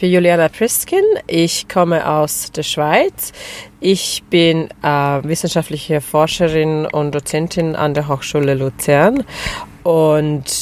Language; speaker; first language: German; non-native, fluent; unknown